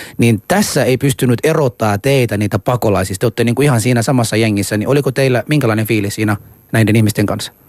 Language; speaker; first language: Finnish; non-native, fluent; Persian